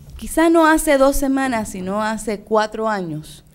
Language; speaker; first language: Spanish; native; Spanish